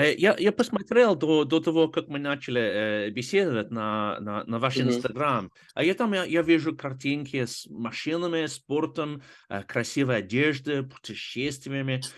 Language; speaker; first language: Russian; non-native, fluent; English